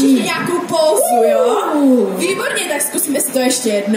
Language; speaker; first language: Czech; native; Czech